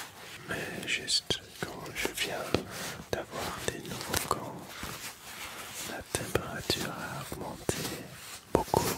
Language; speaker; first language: French; non-native, local second language; Dutch